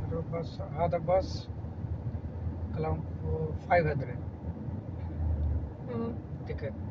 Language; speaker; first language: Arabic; non-native, learner; Filipino